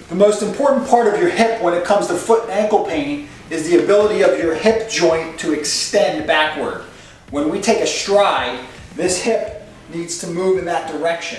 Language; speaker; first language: English; native; English